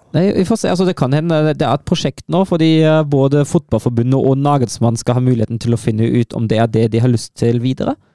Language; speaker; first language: Norwegian; non-native, fluent; German